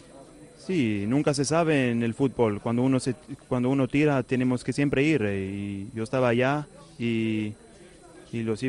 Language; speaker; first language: Spanish; early bilingual, heritage; Spanish